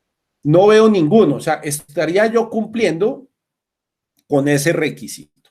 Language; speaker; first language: Spanish; native; Spanish